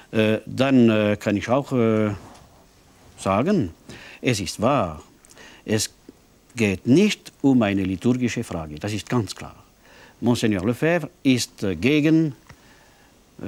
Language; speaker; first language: German; non-native, local second language; French